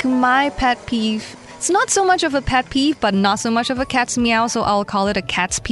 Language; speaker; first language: English; non-native, local second language; Chinese